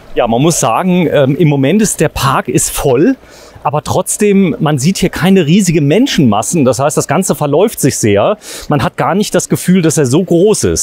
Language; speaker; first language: German; native; German